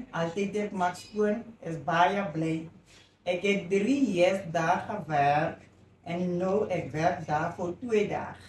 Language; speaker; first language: Afrikaans; non-native, local second language; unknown